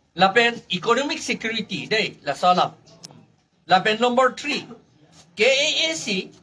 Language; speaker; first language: English; non-native, local second language; Karbi